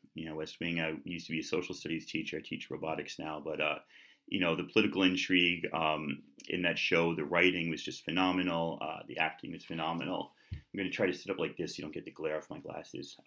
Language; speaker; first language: English; native; English